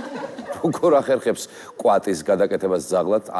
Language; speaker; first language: Georgian; native; Georgian